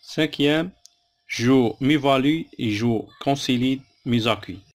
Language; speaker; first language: French; non-native, local second language; Arabic